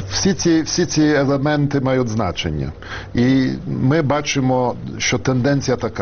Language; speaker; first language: Ukrainian; non-native, fluent; Polish